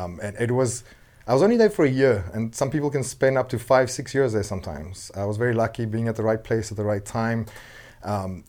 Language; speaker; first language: English; non-native, local second language; Afrikaans